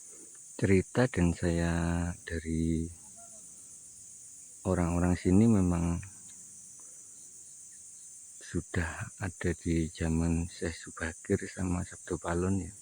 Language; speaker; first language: Indonesian; non-native, local second language; Javanese